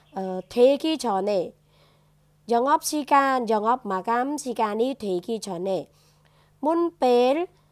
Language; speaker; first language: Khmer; native; Khmer